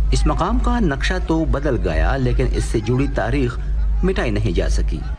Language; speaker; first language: Urdu; native; Urdu